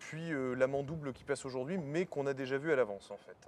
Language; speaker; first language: French; native; French